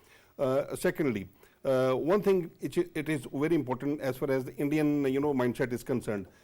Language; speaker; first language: English; non-native, local second language; Urdu